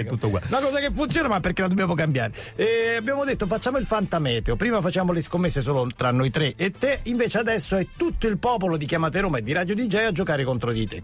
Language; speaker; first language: Italian; native; Italian